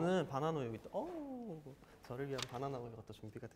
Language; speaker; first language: Korean; native; Korean